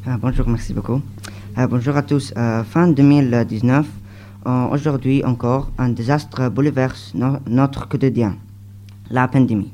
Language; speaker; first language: French; non-native, learner; Arabic